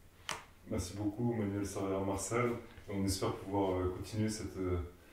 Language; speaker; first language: French; native; French